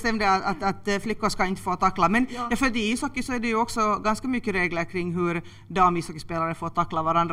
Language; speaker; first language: Swedish; native; Swedish